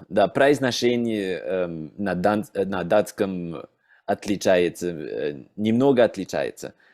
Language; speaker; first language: Russian; non-native, learner; English